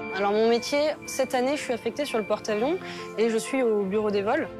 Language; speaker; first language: French; native; French